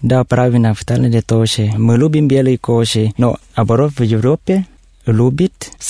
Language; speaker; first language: Russian; non-native, learner; Thai